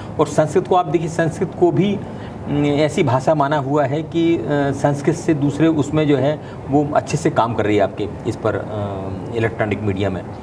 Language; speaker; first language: Hindi; native; Hindi